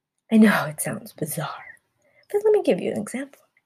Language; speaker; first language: English; early bilingual, other home language; Spanish